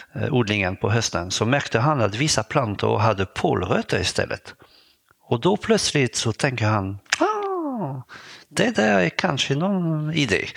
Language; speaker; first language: Swedish; non-native, fluent; French